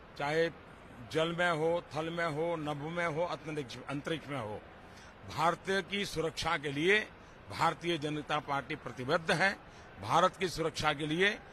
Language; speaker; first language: Hindi; non-native, local second language; Gujarati